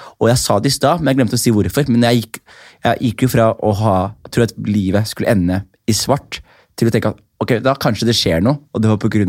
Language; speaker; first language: Norwegian; early bilingual, other home language; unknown